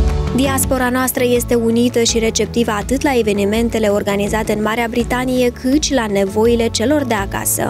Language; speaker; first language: Romanian; native; Romanian